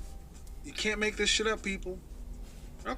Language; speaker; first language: English; native; English